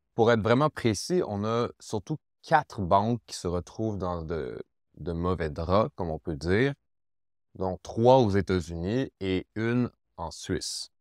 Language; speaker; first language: French; native; French